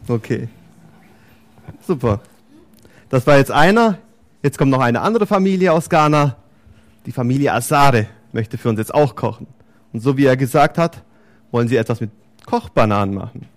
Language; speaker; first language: German; native; German